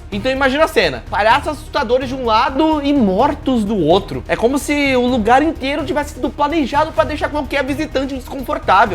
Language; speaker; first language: Portuguese; native; Portuguese